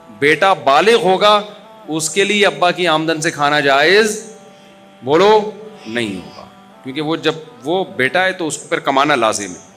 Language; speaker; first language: Urdu; native; Urdu